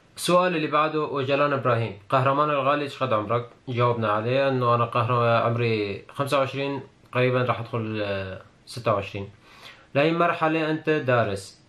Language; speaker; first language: Arabic; non-native, local second language; Kurdish